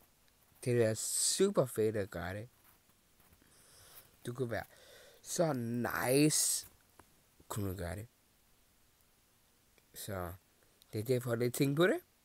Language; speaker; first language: Danish; non-native, learner; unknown